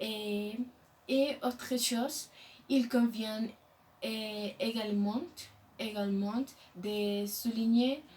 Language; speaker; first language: French; non-native, learner; Spanish